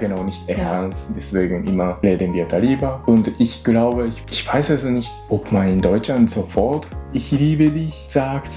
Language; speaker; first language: German; non-native, learner; Japanese